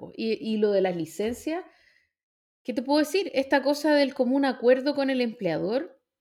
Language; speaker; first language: Spanish; native; Spanish